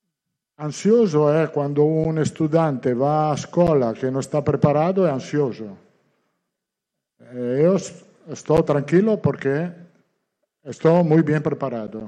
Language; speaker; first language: Portuguese; non-native, learner; Italian